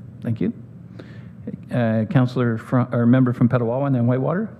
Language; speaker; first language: English; native; English